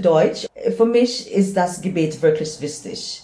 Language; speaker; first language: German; non-native, learner; English